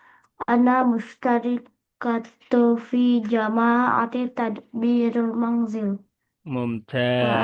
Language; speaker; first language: Arabic; non-native, learner; Indonesian